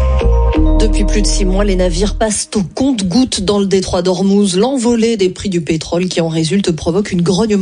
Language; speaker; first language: French; native; French